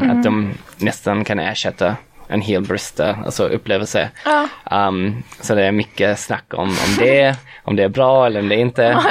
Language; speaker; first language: Swedish; non-native, fluent; English